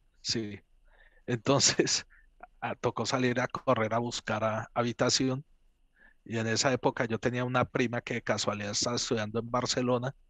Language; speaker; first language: Spanish; native; Spanish